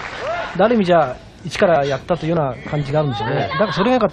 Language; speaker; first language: Japanese; native; Japanese